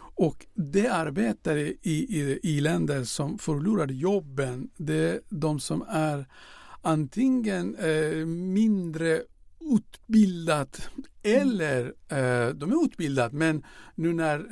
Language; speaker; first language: Swedish; non-native, fluent; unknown